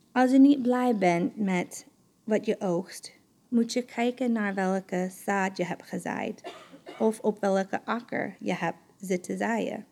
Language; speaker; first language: Dutch; non-native, fluent; English